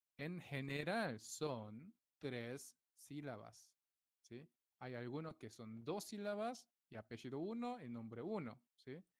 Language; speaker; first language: Spanish; non-native, fluent; Korean